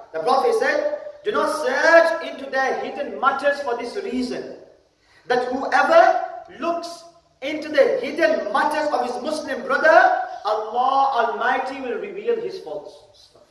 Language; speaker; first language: English; early bilingual, other home language; Urdu